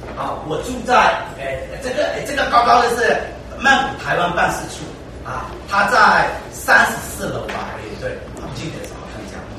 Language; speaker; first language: Chinese; early bilingual, heritage; Chinese